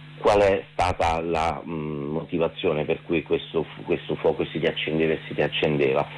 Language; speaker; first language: Italian; native; Italian